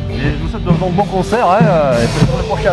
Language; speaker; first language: French; native; French